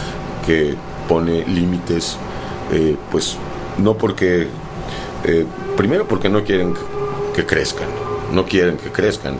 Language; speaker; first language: Spanish; native; Spanish